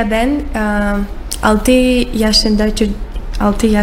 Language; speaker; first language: Turkish; non-native, learner; Russian